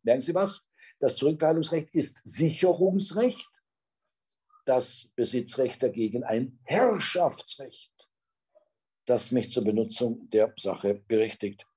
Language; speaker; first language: German; native; German